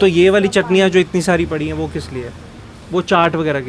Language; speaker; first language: Hindi; native; Hindi